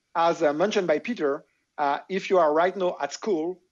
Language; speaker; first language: English; non-native, fluent; French